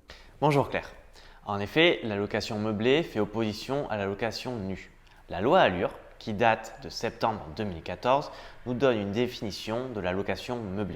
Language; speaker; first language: French; native; French